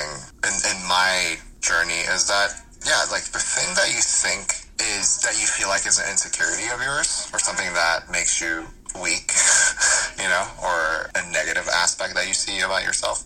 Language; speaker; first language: English; early bilingual, other home language; Korean